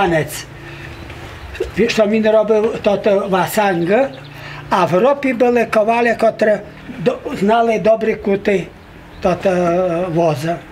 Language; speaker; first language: Polish; non-native, local second language; Rusyn